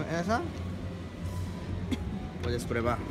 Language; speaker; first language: Spanish; non-native, learner; Japanese